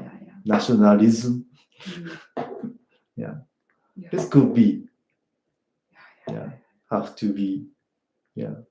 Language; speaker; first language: English; non-native, learner; Japanese